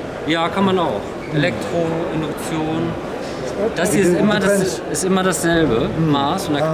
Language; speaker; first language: German; native; German